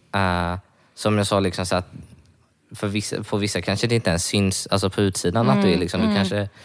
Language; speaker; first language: Swedish; native; Swedish